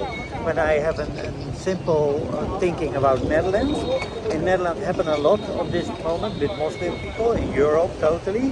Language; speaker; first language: English; non-native, learner; Dutch